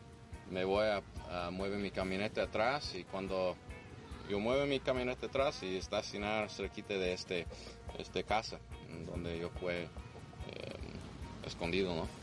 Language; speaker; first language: Spanish; non-native, learner; English